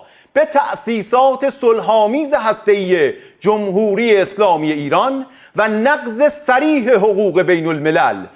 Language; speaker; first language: Persian; native; Persian